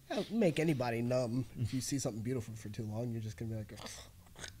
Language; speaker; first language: English; native; English